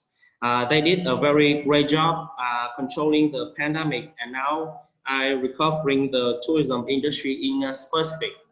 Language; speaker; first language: English; non-native, fluent; Vietnamese